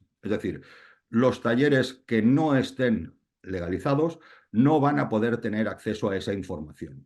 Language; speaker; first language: Spanish; native; Spanish